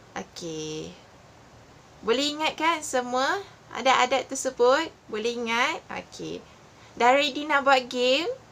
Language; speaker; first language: Malay; non-native, local second language; Iban